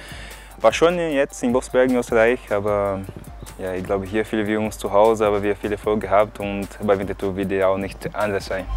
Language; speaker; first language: German; non-native, fluent; Portuguese